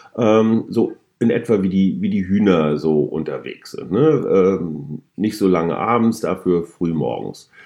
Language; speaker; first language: German; native; German